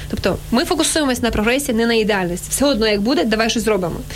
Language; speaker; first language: Ukrainian; native; Ukrainian